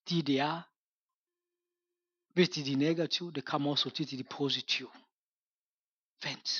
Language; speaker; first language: Danish; non-native, fluent; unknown